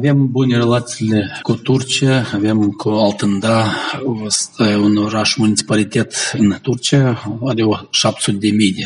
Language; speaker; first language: Romanian; non-native, local second language; Gagauz